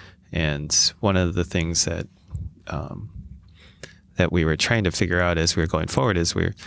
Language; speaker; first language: English; native; English